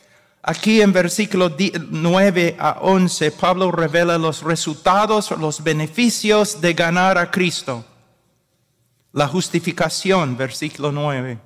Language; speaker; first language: Spanish; non-native, fluent; English